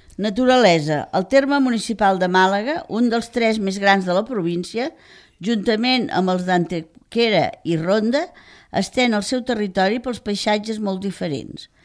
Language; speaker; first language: Catalan; native; Catalan